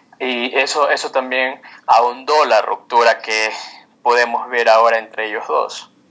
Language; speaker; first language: Spanish; native; Spanish